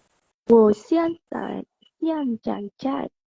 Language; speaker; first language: Chinese; non-native, learner; Indonesian